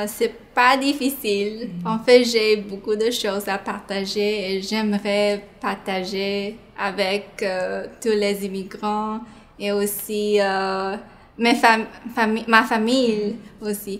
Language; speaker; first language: French; non-native, fluent; Chinese